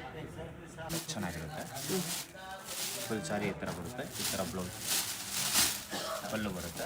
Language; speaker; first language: Kannada; non-native, local second language; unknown